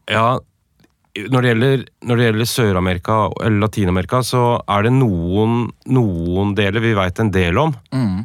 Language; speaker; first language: Norwegian; native; Norwegian